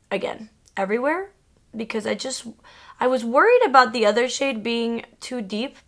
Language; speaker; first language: English; early bilingual, other home language; Spanish